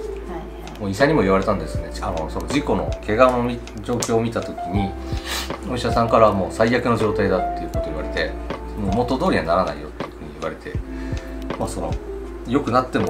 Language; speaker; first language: Japanese; native; Japanese